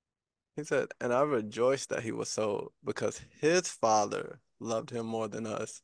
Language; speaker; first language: English; native; English